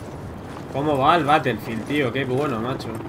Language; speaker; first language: Spanish; native; Spanish